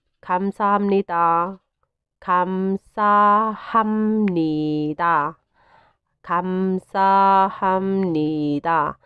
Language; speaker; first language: Korean; non-native, fluent; Burmese